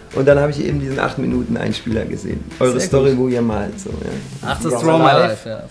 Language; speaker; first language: German; native; German